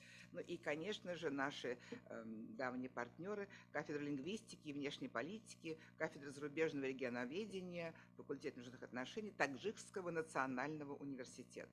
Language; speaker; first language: Russian; native; Russian